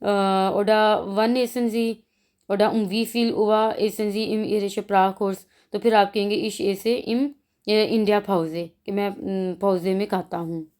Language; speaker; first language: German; non-native, learner; Urdu